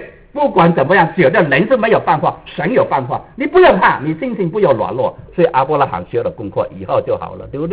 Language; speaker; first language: Chinese; native; Chinese